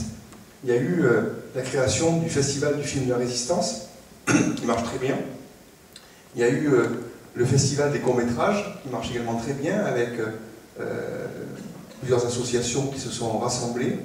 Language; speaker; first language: French; native; French